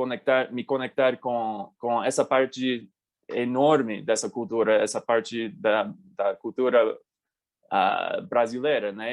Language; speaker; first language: Portuguese; non-native, fluent; English